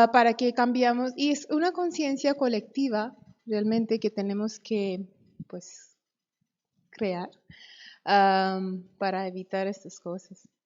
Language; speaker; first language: Spanish; non-native, fluent; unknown